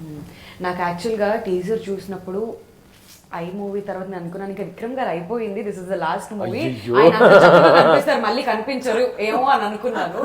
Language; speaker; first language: Telugu; native; Telugu